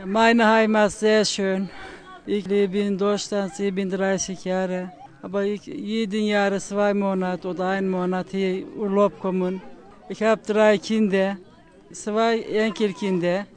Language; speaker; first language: German; non-native, learner; Turkish